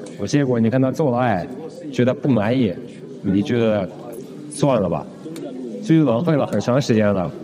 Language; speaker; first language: Chinese; non-native, fluent; Russian